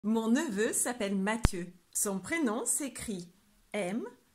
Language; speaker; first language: French; native; French